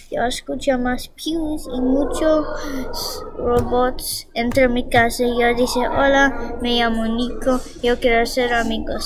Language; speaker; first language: Spanish; non-native, learner; English